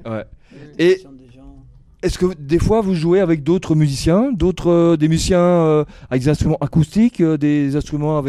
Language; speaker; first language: French; native; French